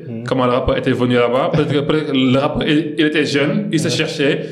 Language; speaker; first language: French; non-native, local second language; Wolof